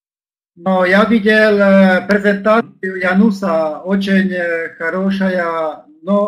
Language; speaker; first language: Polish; non-native, learner; Slovak